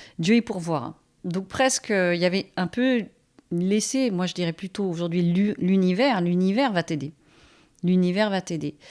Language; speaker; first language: French; native; French